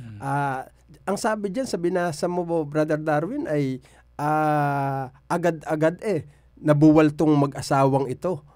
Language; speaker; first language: Filipino; native; Filipino